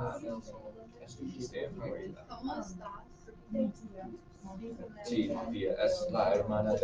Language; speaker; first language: Spanish; non-native, fluent; English